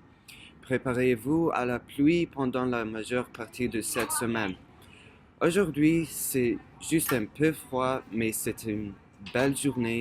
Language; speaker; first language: French; non-native, fluent; English